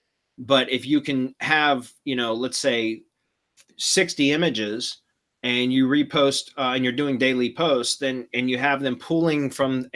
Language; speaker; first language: English; native; English